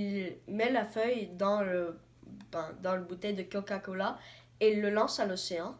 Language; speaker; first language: French; non-native, learner; English